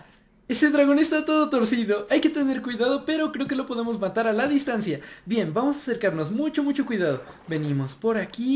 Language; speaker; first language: Spanish; native; Spanish